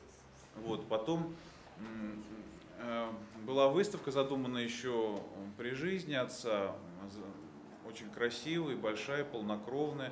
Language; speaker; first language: Russian; native; Russian